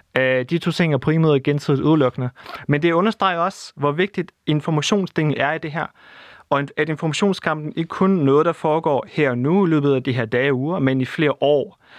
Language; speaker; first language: Danish; non-native, fluent; Russian